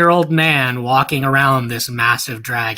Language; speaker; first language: English; native; English